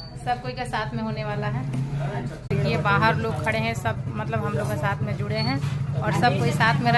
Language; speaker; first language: Hindi; non-native, local second language; Bhojpuri